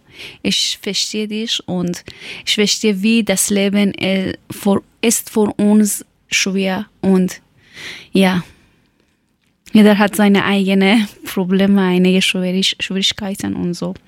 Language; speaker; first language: German; non-native, learner; Persian